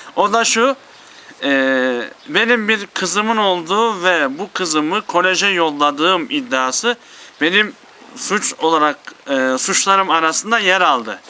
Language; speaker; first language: Turkish; native; Turkish